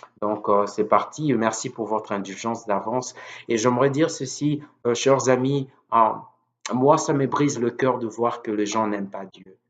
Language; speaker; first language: French; non-native, local second language; Lingala